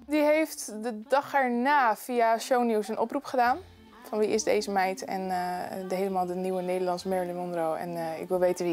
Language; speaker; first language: Dutch; native; Dutch